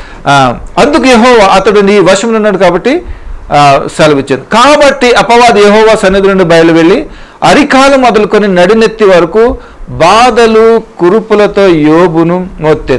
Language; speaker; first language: Telugu; native; Telugu